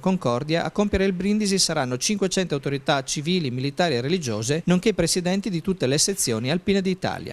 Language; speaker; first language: Italian; native; Italian